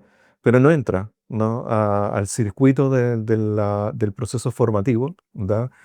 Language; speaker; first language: Spanish; native; Spanish